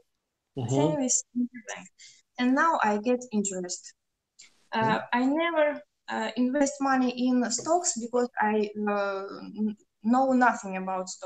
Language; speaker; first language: English; non-native, learner; Russian